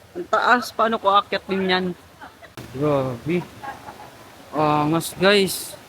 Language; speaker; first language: Filipino; non-native, local second language; Cebuano